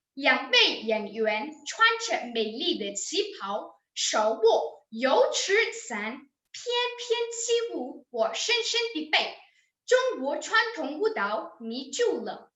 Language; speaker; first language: Chinese; non-native, learner; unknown